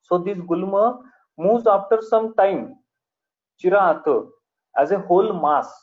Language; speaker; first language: English; non-native, local second language; Marathi